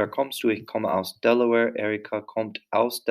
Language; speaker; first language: German; non-native, fluent; English